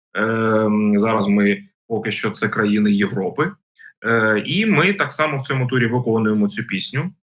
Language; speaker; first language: Ukrainian; native; Ukrainian